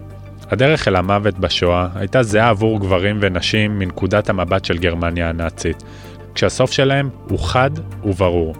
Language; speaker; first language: Hebrew; native; Hebrew